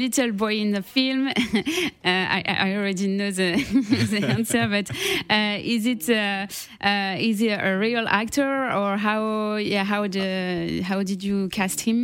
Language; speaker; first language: English; non-native, learner; French